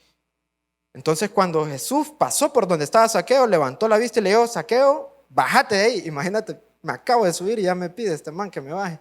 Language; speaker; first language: Spanish; native; Spanish